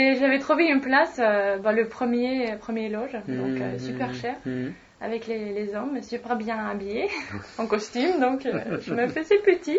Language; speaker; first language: French; non-native, fluent; Swedish